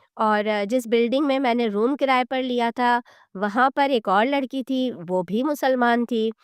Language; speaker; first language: Urdu; native; Urdu